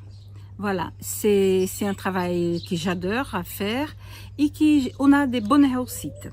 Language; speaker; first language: French; non-native, fluent; Portuguese